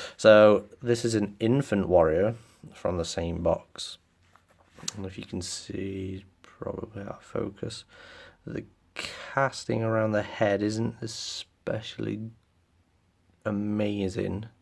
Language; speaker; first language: English; native; English